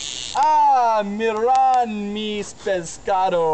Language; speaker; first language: Spanish; non-native, learner; English